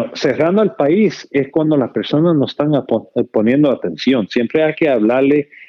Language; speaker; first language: Spanish; early bilingual, heritage; Spanish